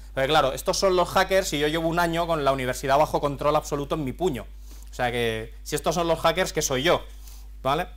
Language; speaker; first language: Spanish; native; Spanish